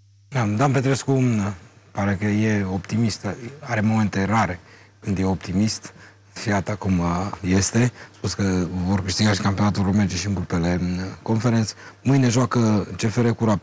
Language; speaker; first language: Romanian; native; Romanian